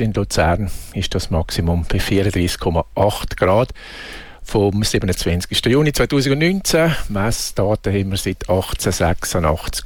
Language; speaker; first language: German; native; German